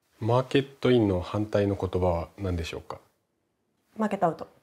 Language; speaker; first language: Japanese; native; Japanese